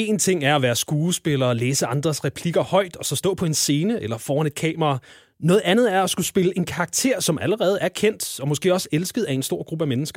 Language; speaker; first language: Danish; native; Danish